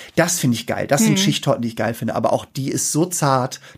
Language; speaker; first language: German; native; German